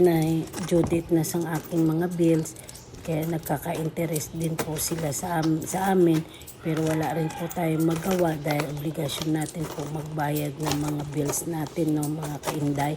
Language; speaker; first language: Filipino; non-native, local second language; Cebuano